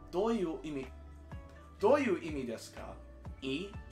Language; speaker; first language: Japanese; non-native, learner; English